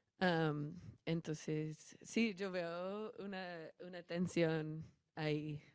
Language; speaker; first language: Spanish; non-native, fluent; English